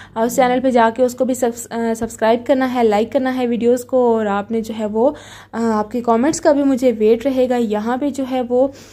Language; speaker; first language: Urdu; native; Urdu